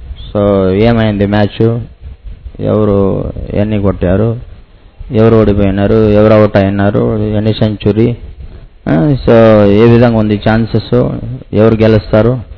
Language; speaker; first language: Telugu; non-native, fluent; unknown